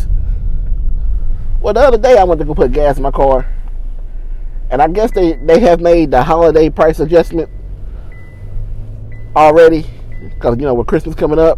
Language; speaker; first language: English; native; English